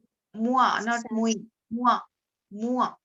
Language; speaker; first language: French; non-native, fluent; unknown